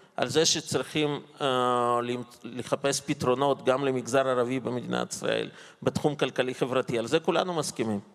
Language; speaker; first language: Hebrew; non-native, fluent; Russian